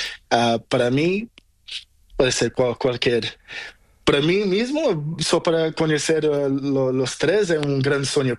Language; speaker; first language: Spanish; non-native, learner; Portuguese